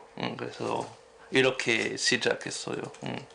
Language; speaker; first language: Korean; non-native, learner; French